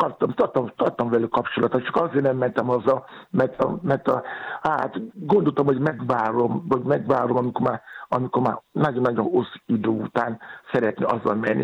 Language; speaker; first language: Hungarian; non-native, learner; Yoruba